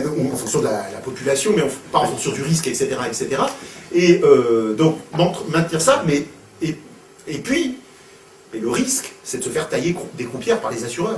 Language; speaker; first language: French; native; French